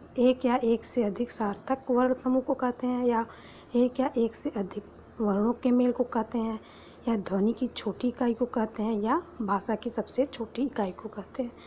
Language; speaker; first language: Hindi; native; Hindi